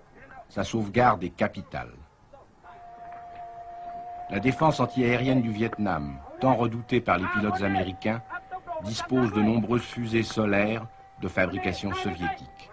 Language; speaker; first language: French; native; French